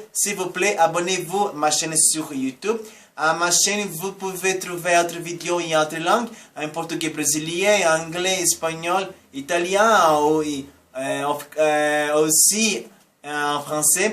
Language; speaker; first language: French; non-native, learner; Portuguese